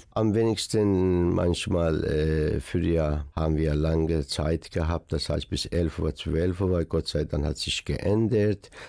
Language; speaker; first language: German; non-native, learner; Persian